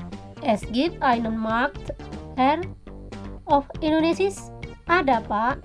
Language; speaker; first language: German; non-native, fluent; Indonesian